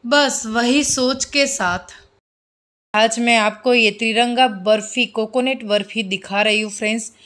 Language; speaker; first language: Hindi; non-native, local second language; Gujarati